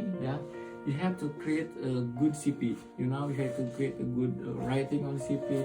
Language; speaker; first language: English; non-native, learner; Indonesian